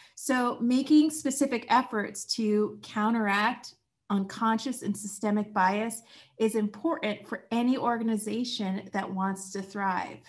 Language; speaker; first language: English; native; English